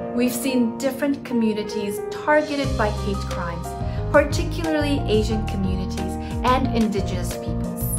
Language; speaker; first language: English; non-native, fluent; Chinese